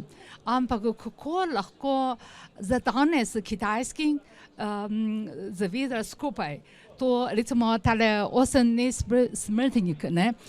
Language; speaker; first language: Slovenian; non-native, learner; Chinese